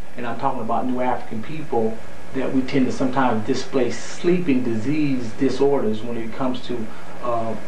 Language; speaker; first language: English; native; English